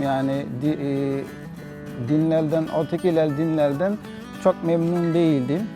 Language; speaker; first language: Turkish; non-native, learner; Haitian Creole